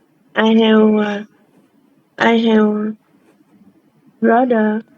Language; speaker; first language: English; non-native, learner; Vietnamese